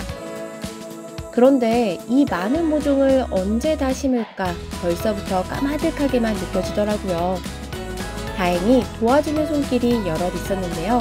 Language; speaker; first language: Korean; native; Korean